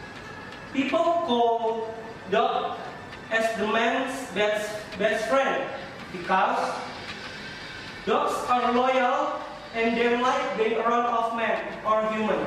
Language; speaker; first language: English; non-native, learner; Indonesian